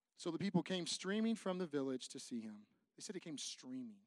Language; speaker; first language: English; native; English